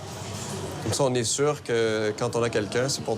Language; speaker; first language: French; native; French